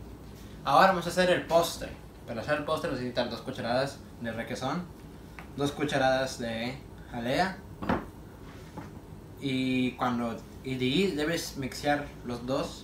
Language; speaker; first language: Spanish; early bilingual, heritage; Spanish